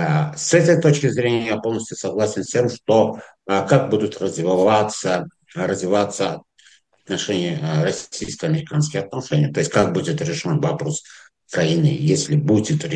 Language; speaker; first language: Russian; non-native, fluent; Azerbaijani